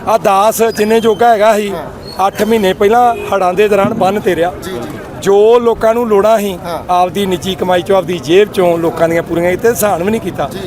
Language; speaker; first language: Punjabi; native; Punjabi